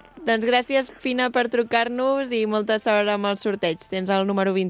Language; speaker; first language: Catalan; native; Catalan